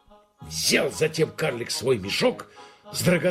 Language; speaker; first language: Russian; native; Russian